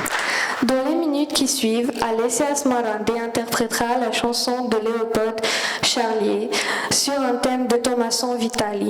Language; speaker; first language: French; non-native, learner; Romanian